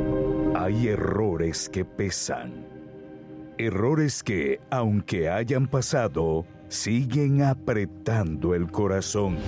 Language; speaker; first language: Spanish; native; Spanish